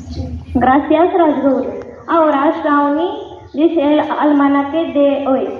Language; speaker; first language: Spanish; non-native, learner; Marathi